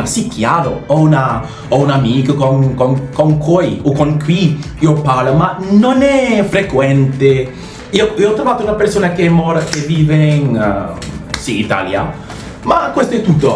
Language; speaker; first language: Italian; non-native, learner; English